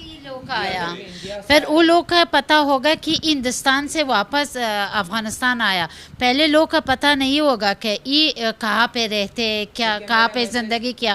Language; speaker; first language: Hindi; non-native, learner; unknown